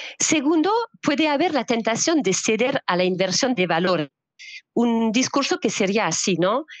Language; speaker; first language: Spanish; non-native, fluent; French